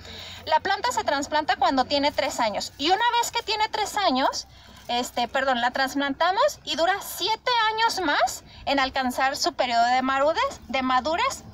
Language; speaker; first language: Spanish; native; Spanish